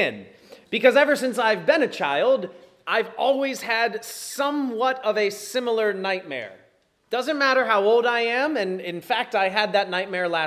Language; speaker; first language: English; native; English